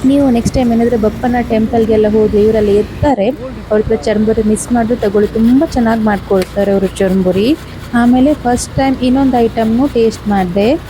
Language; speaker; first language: Kannada; native; Kannada